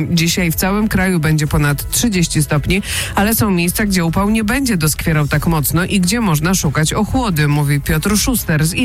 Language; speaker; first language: Polish; native; Polish